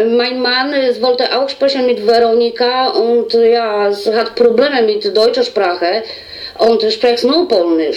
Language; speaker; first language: German; non-native, learner; Polish